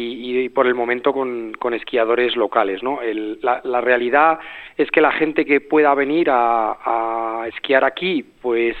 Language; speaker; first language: Spanish; native; Spanish